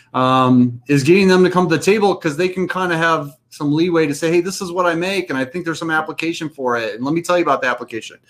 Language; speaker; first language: English; native; English